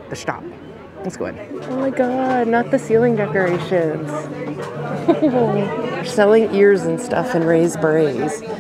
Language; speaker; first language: English; native; English